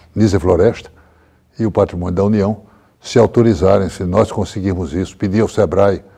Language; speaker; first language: Portuguese; native; Portuguese